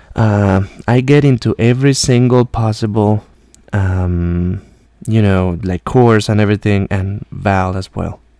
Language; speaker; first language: English; non-native, fluent; Spanish